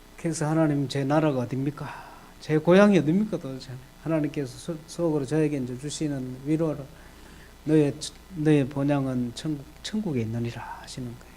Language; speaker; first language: Korean; native; Korean